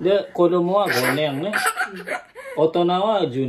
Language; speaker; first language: Japanese; non-native, learner; Indonesian